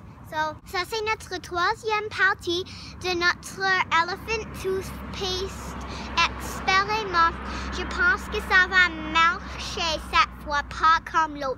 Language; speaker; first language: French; non-native, learner; English